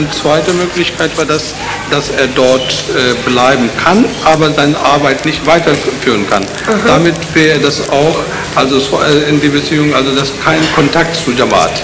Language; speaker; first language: German; non-native, learner; Urdu